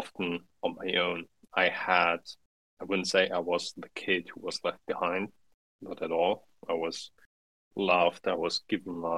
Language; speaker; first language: English; non-native, fluent; German